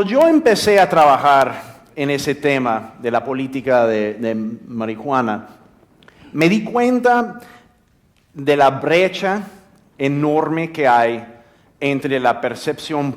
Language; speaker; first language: Spanish; non-native, fluent; English